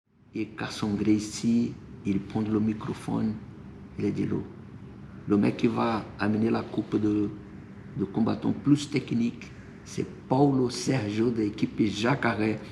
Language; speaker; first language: French; non-native, fluent; Portuguese